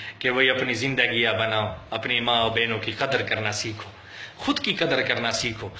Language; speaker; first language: Urdu; non-native, local second language; Pashto